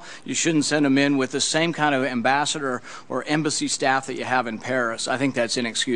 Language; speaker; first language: English; native; English